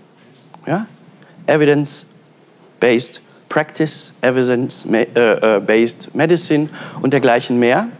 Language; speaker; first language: German; native; German